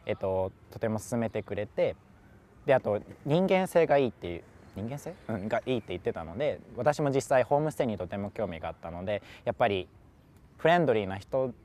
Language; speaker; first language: Japanese; native; Japanese